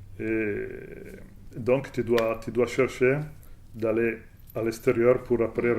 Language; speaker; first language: French; non-native, fluent; Italian